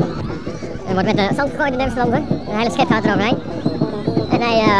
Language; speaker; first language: Dutch; native; Dutch